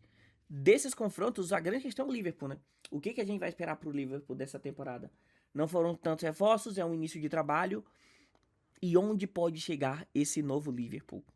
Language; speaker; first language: Portuguese; native; Portuguese